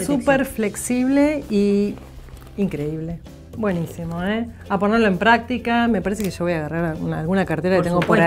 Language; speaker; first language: Spanish; native; Spanish